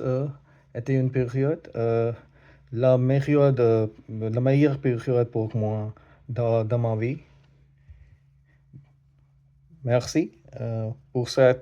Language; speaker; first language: French; non-native, learner; Hindi